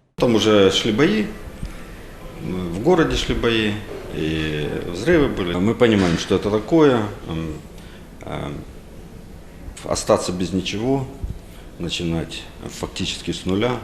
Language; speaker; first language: Ukrainian; non-native, local second language; Russian